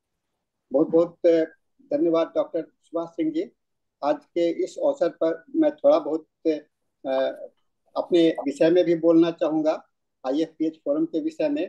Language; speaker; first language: Hindi; native; Hindi